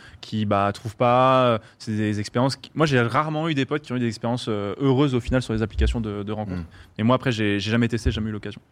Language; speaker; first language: French; native; French